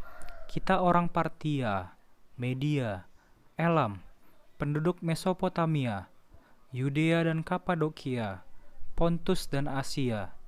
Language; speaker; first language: Indonesian; native; Indonesian